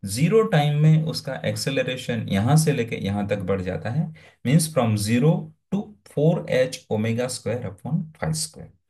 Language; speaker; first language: Hindi; non-native, local second language; Gujarati